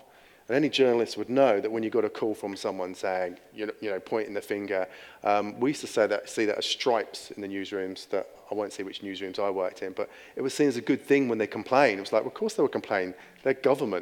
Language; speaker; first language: English; native; English